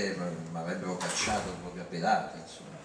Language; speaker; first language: Italian; native; Italian